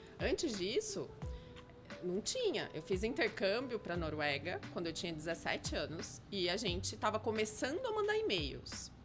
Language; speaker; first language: Portuguese; native; Portuguese